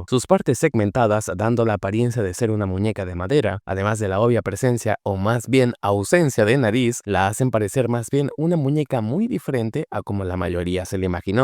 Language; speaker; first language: Spanish; native; Spanish